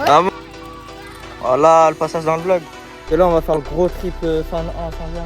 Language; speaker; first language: French; native; French